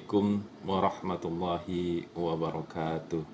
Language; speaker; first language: Indonesian; native; Indonesian